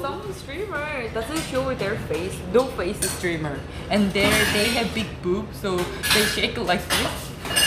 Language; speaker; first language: English; non-native, learner; Korean